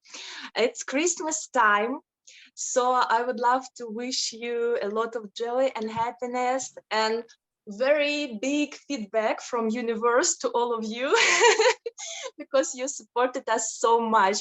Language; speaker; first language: English; non-native, fluent; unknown